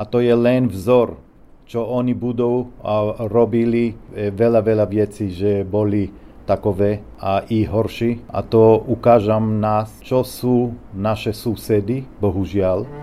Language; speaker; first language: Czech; non-native, learner; Hebrew